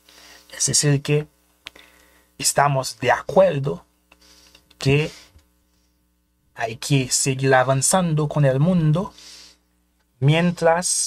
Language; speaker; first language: Spanish; non-native, fluent; Haitian Creole